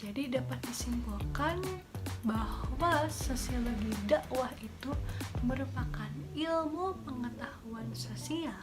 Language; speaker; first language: Indonesian; native; Indonesian